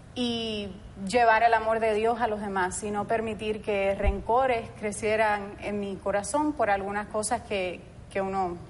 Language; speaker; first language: Spanish; early bilingual, heritage; Spanish